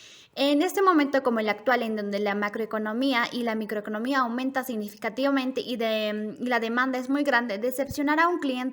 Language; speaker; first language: Spanish; native; Spanish